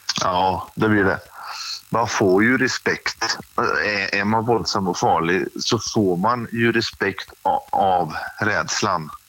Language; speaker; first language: Swedish; native; Swedish